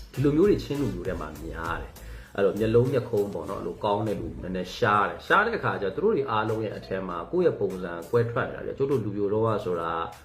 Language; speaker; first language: Burmese; non-native, local second language; Mizo